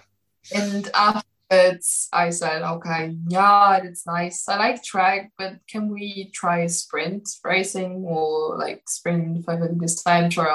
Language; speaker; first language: English; non-native, fluent; German